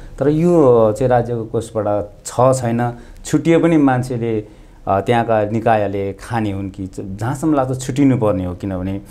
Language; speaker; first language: Nepali; non-native, local second language; Limbu